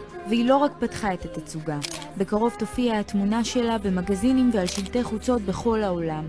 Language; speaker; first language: Hebrew; native; Hebrew